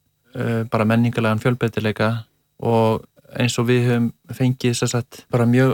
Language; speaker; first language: Icelandic; native; Icelandic